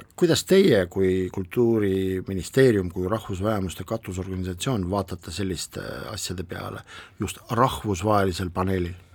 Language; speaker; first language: Estonian; non-native, local second language; Russian